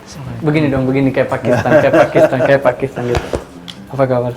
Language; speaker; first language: Indonesian; native; Indonesian